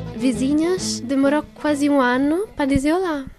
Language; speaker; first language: Portuguese; non-native, learner; Italian